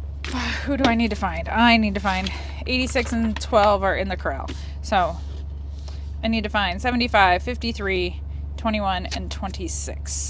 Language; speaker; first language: English; native; English